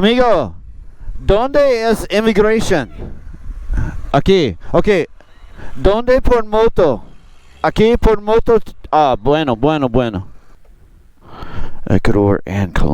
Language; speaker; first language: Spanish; non-native, learner; English